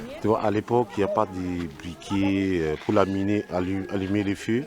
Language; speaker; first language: French; non-native, local second language; Malagasy